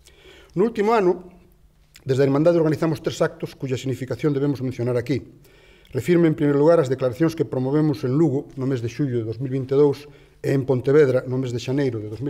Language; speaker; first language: Galician; native; Galician